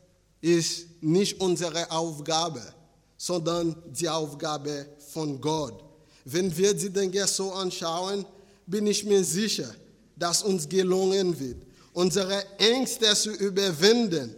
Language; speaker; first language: German; non-native, fluent; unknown